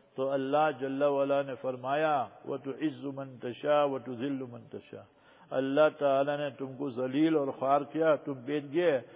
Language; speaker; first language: Urdu; non-native, local second language; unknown